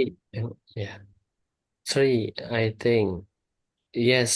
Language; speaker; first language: English; non-native, learner; Indonesian